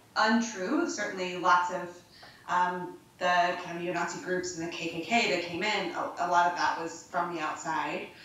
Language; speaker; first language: English; native; English